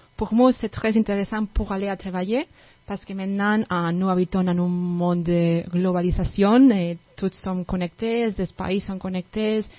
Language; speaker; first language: French; non-native, fluent; Spanish